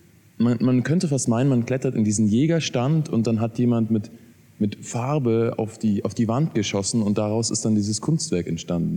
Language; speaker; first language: German; native; German